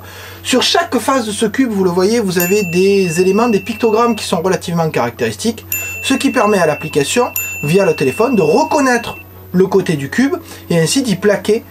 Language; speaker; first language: French; native; French